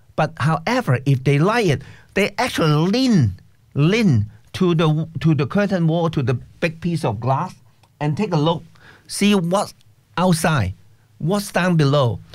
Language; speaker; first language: English; non-native, local second language; Cantonese